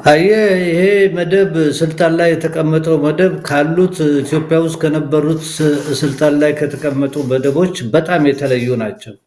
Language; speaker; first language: Amharic; non-native, local second language; Somali